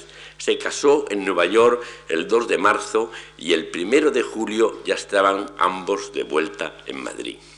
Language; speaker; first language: Spanish; native; Spanish